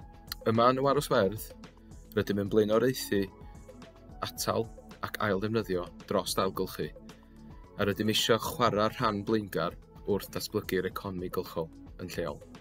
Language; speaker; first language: Welsh; native; Welsh